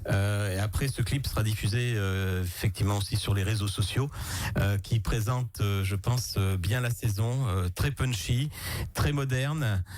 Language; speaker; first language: French; native; French